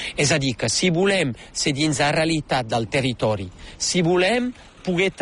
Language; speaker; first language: Catalan; native; Catalan